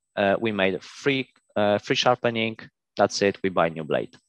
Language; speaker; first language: English; non-native, fluent; Polish